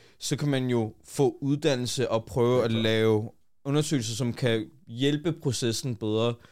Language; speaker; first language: Danish; early bilingual, other home language; Urdu